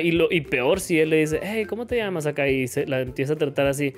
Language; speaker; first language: Spanish; early bilingual, heritage; Spanish